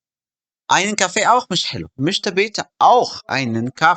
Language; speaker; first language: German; non-native, fluent; Arabic